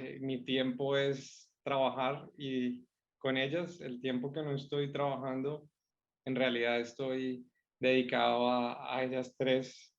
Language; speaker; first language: Spanish; native; Spanish